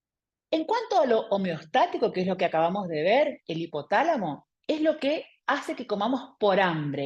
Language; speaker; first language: Spanish; native; Spanish